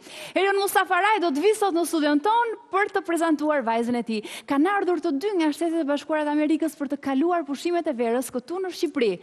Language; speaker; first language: Albanian; native; Albanian